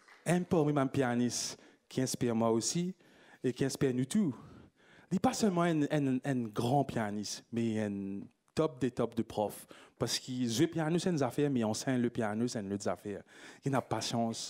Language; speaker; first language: French; non-native, local second language; Morisyen